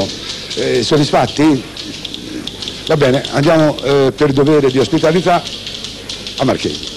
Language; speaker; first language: Italian; native; Italian